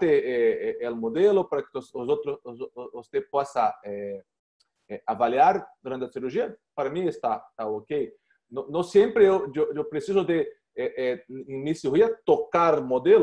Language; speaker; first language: Spanish; non-native, learner; Portuguese